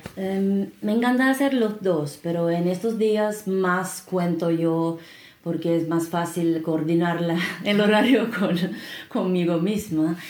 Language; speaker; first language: Spanish; non-native, fluent; Finnish